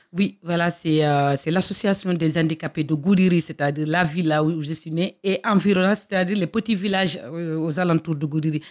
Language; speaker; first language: French; non-native, local second language; Fula